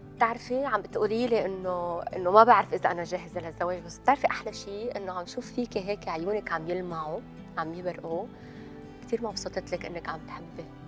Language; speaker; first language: Arabic; native; Arabic